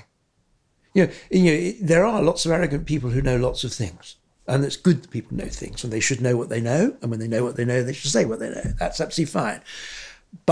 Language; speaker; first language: English; native; English